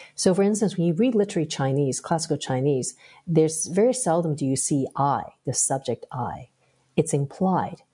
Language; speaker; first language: English; early bilingual, other home language; Chinese